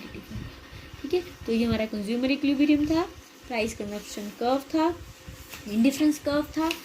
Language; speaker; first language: Hindi; native; Hindi